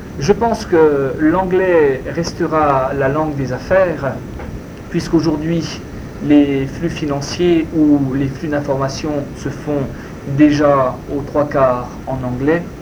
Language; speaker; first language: French; non-native, fluent; Spanish